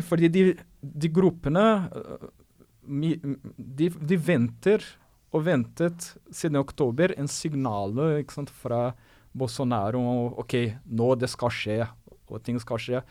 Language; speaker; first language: Norwegian; non-native, fluent; Portuguese